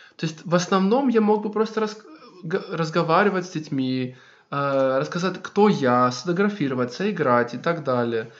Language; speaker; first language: Russian; non-native, fluent; Greek